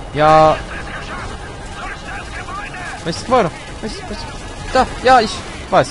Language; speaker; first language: German; native; German